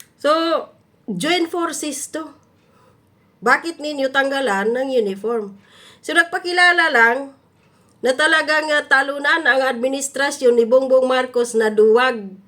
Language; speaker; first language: Filipino; non-native, local second language; Cebuano